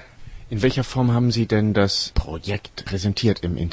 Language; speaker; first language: German; native; German